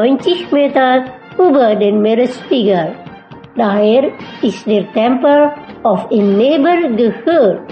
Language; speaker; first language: German; non-native, fluent; Indonesian